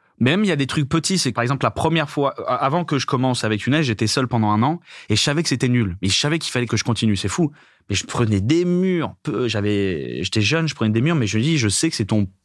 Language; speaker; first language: French; native; French